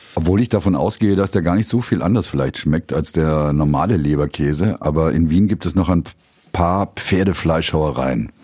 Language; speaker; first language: German; native; German